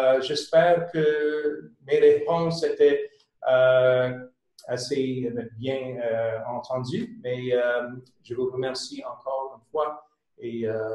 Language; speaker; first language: French; non-native, local second language; English